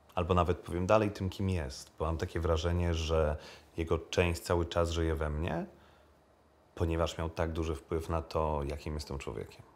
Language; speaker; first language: Polish; native; Polish